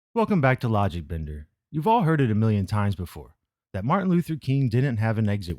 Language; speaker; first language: English; native; English